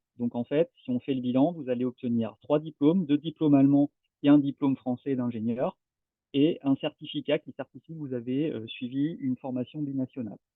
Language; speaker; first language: French; native; French